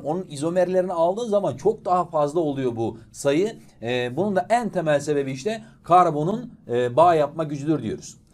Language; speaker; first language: Turkish; native; Turkish